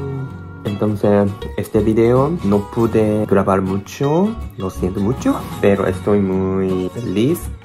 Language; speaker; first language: Spanish; non-native, learner; Japanese